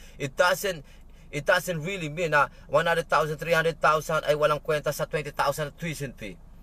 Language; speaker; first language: English; non-native, local second language; Filipino